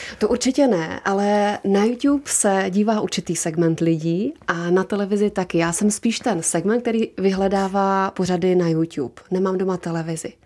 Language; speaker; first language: Czech; native; Czech